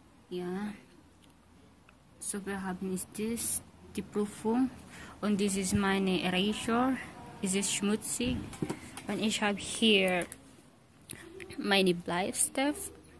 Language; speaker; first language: German; non-native, learner; Filipino